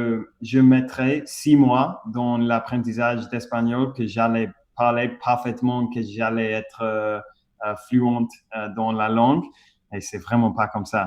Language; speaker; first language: French; non-native, fluent; English